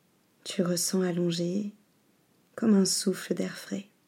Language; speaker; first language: French; native; French